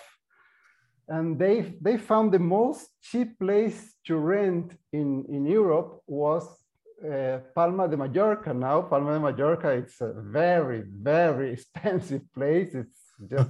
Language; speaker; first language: English; non-native, fluent; Portuguese